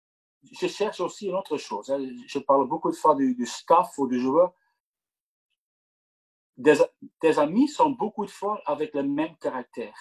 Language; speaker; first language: French; non-native, local second language; Dutch